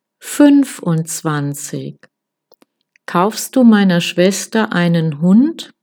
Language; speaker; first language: German; non-native, fluent; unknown